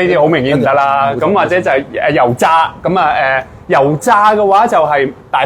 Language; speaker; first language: Cantonese; native; Cantonese